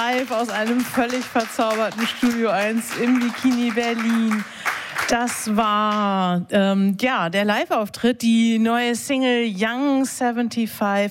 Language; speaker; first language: German; native; German